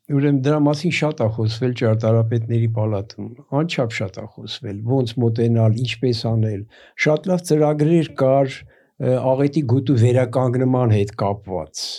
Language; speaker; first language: Armenian; native; Armenian